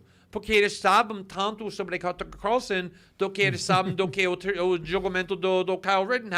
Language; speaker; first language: Portuguese; non-native, fluent; English